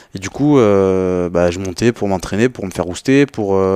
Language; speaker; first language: French; native; French